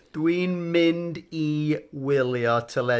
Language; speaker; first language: Welsh; non-native, fluent; English